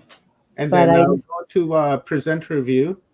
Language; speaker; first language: English; native; English